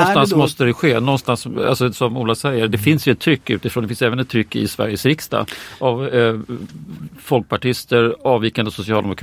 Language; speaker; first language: Swedish; native; Swedish